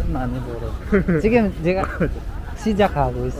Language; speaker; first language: Korean; non-native, learner; Mizo